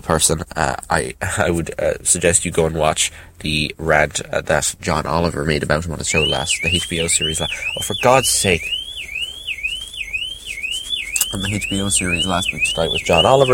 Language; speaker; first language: English; native; English